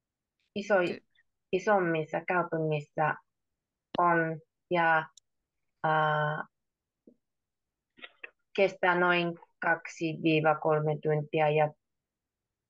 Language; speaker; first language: Finnish; non-native, learner; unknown